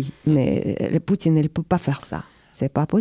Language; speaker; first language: French; non-native, learner; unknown